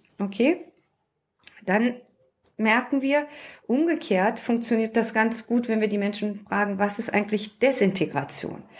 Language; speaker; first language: German; early bilingual, other home language; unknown